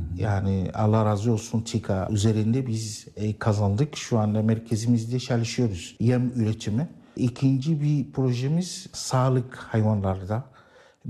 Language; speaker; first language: Turkish; non-native, learner; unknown